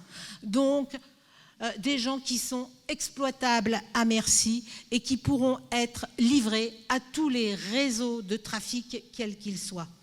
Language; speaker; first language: French; native; French